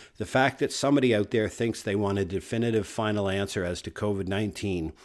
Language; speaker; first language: English; native; English